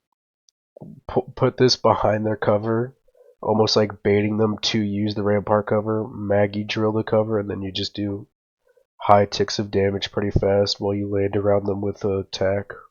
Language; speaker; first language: English; native; English